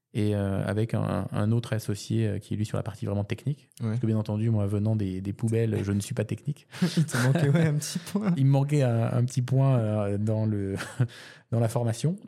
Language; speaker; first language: French; native; French